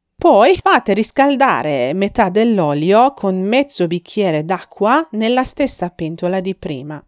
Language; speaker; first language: Italian; non-native, fluent; Persian